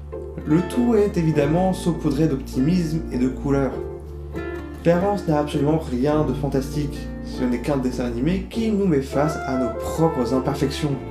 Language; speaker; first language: French; native; French